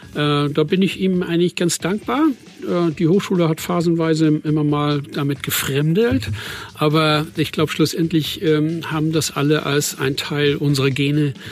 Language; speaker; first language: German; native; German